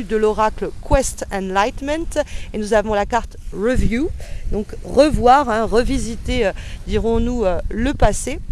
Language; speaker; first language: French; native; French